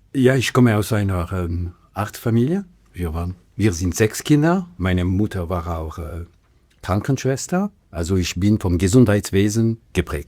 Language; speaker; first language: German; non-native, local second language; French